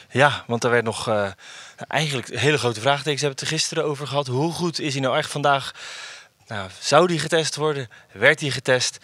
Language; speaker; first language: Dutch; native; Dutch